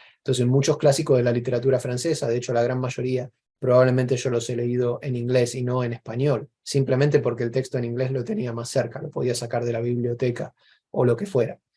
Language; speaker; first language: Spanish; native; Spanish